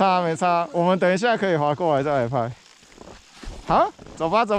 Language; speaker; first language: Chinese; native; Chinese